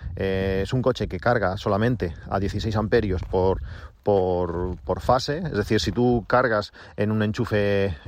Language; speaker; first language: Spanish; native; Spanish